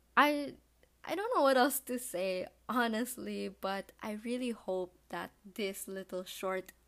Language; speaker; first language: English; non-native, local second language; Filipino